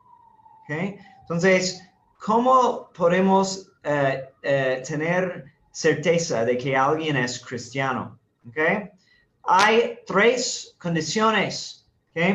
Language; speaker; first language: Spanish; non-native, fluent; English